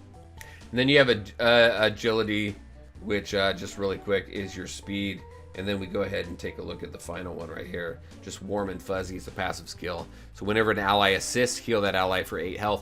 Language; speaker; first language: English; native; English